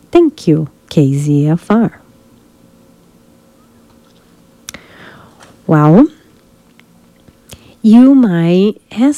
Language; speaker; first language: English; non-native, fluent; Portuguese